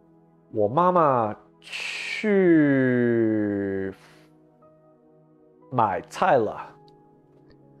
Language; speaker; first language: Chinese; non-native, learner; English